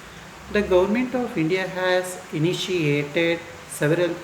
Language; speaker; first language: English; non-native, local second language; Kannada